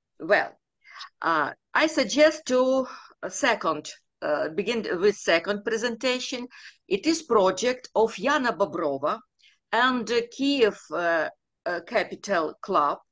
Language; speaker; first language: English; non-native, learner; Ukrainian